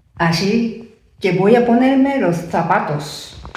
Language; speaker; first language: Spanish; non-native, fluent; Japanese